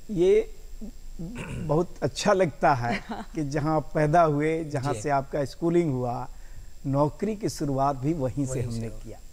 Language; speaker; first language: Hindi; native; Hindi